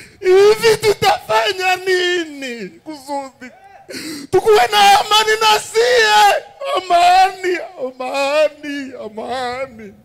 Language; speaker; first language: Swahili; native; Swahili